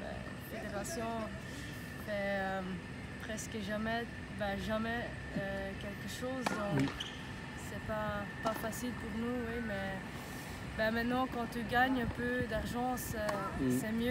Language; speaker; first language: French; non-native, learner; Dutch